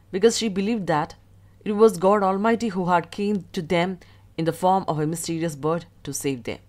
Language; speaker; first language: English; non-native, local second language; Malayalam